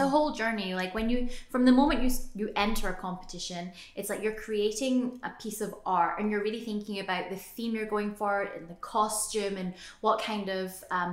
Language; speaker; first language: English; native; English